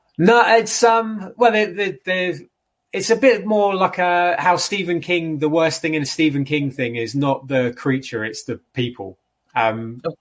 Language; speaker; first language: English; native; English